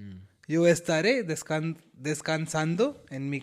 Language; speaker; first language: Spanish; non-native, learner; Hindi